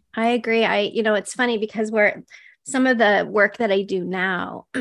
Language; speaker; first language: English; native; English